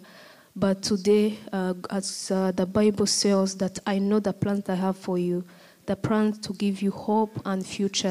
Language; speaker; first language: English; non-native, local second language; Kinyarwanda